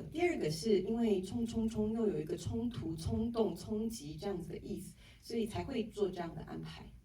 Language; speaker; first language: Chinese; native; Chinese